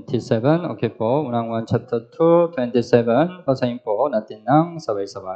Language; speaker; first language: Filipino; non-native, learner; Korean